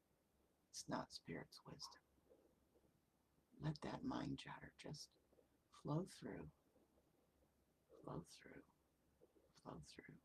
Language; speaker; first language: English; native; English